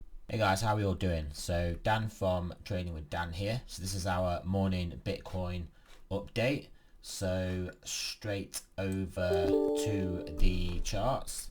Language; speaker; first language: English; native; English